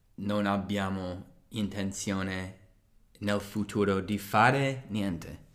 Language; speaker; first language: Italian; non-native, fluent; English